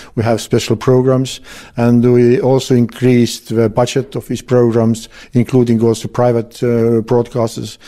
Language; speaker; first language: English; non-native, fluent; Estonian